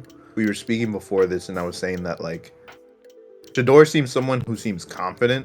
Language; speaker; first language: English; native; English